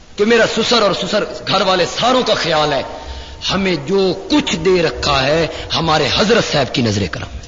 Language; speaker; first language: Urdu; non-native, local second language; Punjabi